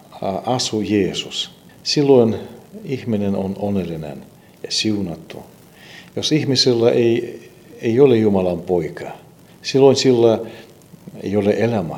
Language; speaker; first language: Finnish; non-native, fluent; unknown